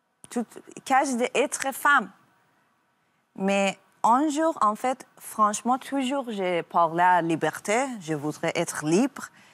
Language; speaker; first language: French; non-native, learner; Persian